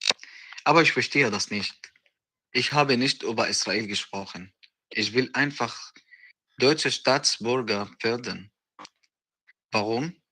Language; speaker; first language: German; non-native, learner; Arabic